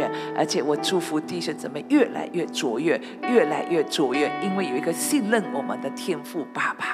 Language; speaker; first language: Chinese; native; Chinese